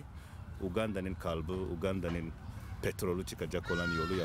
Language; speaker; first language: Turkish; non-native, fluent; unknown